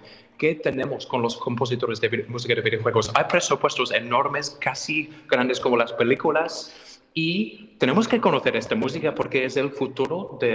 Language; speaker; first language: Spanish; non-native, fluent; English